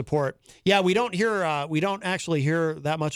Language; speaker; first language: English; native; English